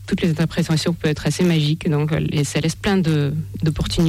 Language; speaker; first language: French; non-native, fluent; Russian